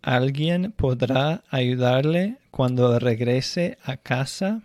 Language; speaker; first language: Spanish; non-native, fluent; English